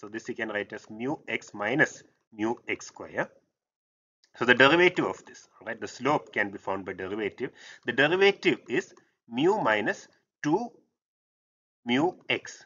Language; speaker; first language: English; non-native, local second language; Malayalam